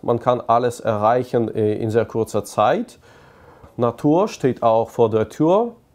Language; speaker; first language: German; non-native, fluent; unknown